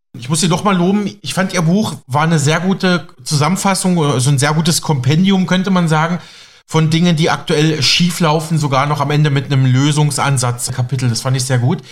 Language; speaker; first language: German; native; German